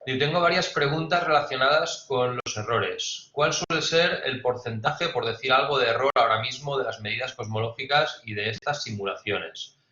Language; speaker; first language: Spanish; non-native, local second language; Catalan